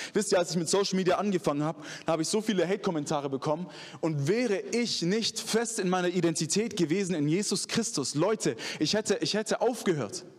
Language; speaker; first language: German; early bilingual, other home language; Arabic